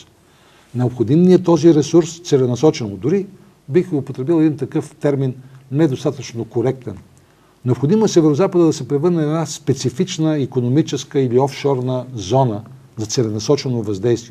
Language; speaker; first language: Bulgarian; native; Bulgarian